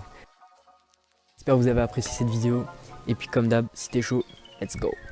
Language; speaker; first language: French; native; French